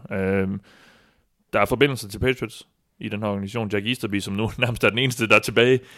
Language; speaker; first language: Danish; native; Danish